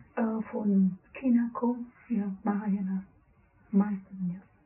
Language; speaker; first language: German; non-native, learner; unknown